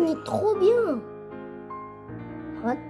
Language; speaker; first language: French; early bilingual, other home language; Hmong